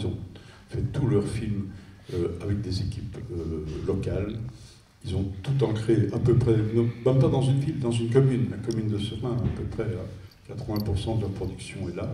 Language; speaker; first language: French; native; French